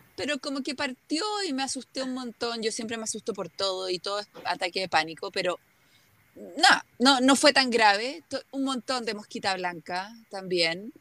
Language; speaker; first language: Spanish; native; Spanish